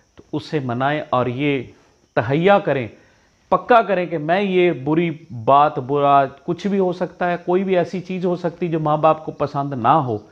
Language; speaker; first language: Hindi; non-native, local second language; Punjabi